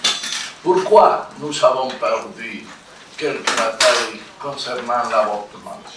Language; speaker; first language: French; non-native, fluent; Spanish